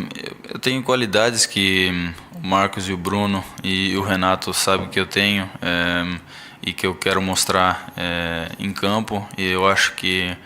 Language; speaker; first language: Portuguese; early bilingual, heritage; Portuguese